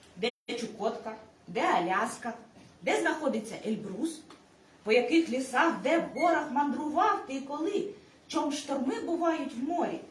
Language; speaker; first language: Ukrainian; native; Ukrainian